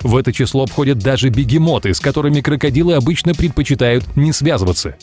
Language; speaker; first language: Russian; native; Russian